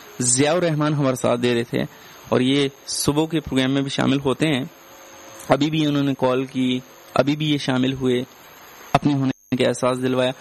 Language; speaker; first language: Urdu; non-native, local second language; Northern Hindko